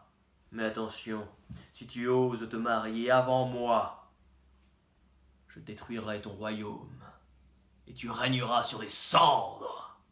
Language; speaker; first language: French; native; French